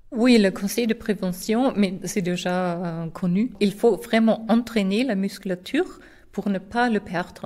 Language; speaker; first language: French; non-native, fluent; German